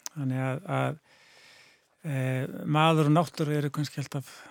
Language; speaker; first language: Icelandic; native; Icelandic